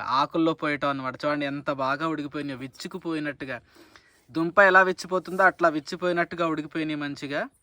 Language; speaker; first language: Telugu; native; Telugu